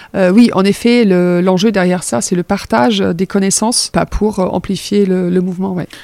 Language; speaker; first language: French; non-native, fluent; German